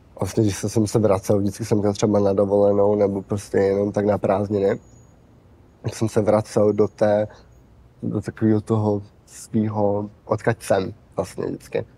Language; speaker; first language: Czech; early bilingual, heritage; Czech